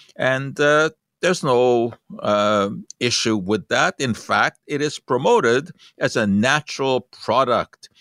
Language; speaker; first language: English; non-native, fluent; Hungarian